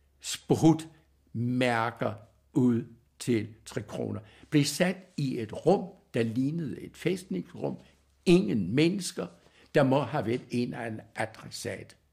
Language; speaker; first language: Danish; early bilingual, heritage; German